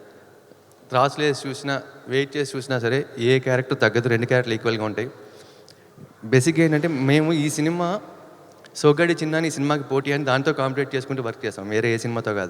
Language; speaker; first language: Telugu; native; Telugu